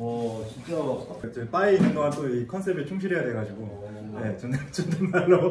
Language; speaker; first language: Korean; native; Korean